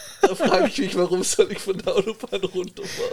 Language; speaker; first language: German; native; German